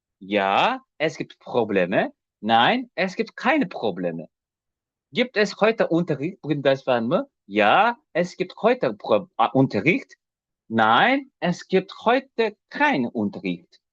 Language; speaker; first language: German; non-native, fluent; Turkish